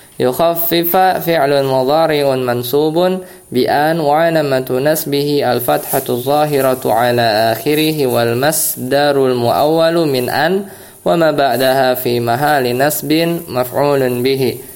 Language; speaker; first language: Arabic; non-native, fluent; Indonesian